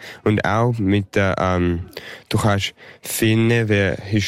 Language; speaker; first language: German; early bilingual, heritage; English